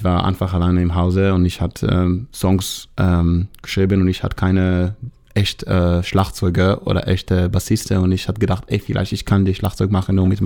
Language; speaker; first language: German; non-native, learner; Hebrew